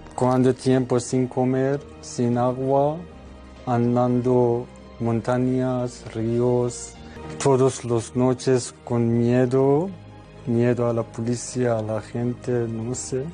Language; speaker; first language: Spanish; non-native, learner; Persian